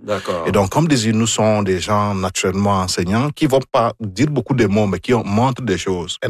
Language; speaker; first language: French; non-native, fluent; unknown